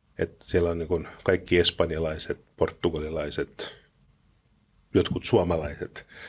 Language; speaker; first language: Finnish; early bilingual, heritage; Finnish